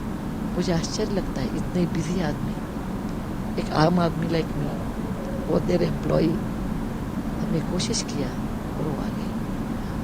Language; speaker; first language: Hindi; non-native, local second language; Kannada